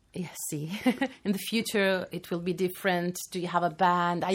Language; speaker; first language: English; non-native, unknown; Italian